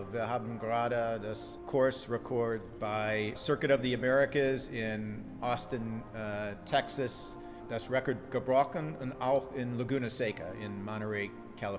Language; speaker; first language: German; non-native, fluent; English